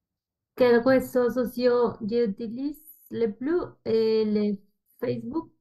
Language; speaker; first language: French; non-native, learner; Spanish